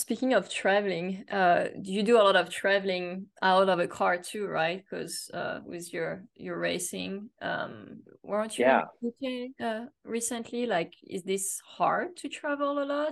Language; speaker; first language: English; non-native, fluent; French